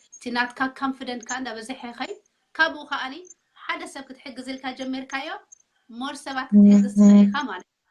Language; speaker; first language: Tigrinya; early bilingual, heritage; Tigrinya